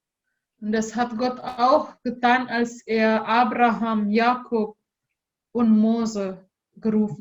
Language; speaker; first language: German; non-native, learner; Indonesian